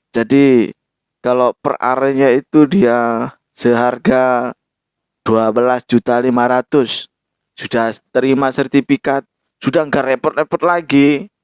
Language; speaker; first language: Indonesian; non-native, local second language; Javanese